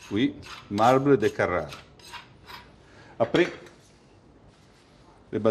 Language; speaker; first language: French; non-native, learner; Italian